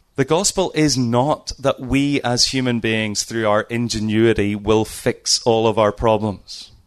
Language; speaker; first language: English; native; English